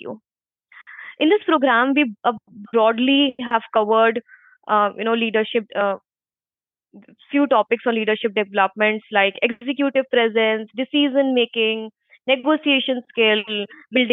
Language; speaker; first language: English; non-native, local second language; Hindi